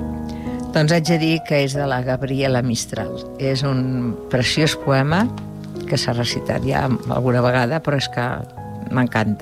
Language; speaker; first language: Catalan; native; Catalan